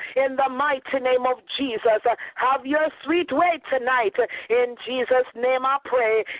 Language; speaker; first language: English; native; English